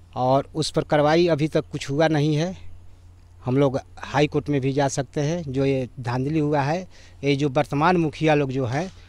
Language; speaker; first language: Hindi; native; Hindi